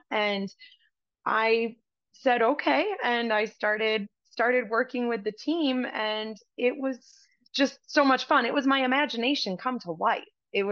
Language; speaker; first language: English; native; English